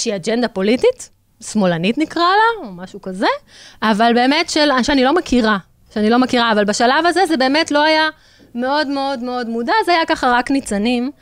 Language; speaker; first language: Hebrew; native; Hebrew